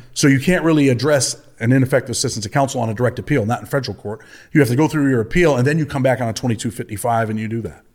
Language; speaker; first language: English; native; English